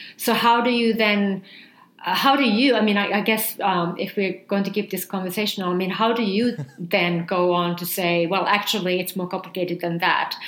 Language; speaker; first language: English; non-native, fluent; Finnish